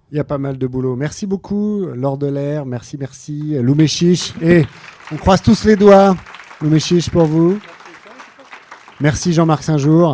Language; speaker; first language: French; native; French